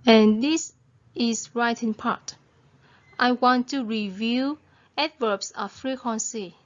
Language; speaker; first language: English; non-native, fluent; Vietnamese